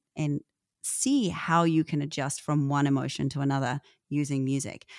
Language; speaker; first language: English; native; English